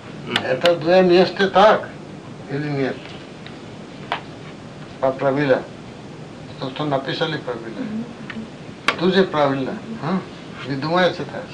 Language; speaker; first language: Russian; non-native, learner; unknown